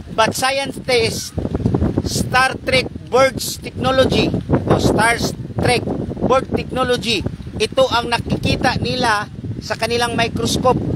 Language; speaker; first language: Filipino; non-native, local second language; Cebuano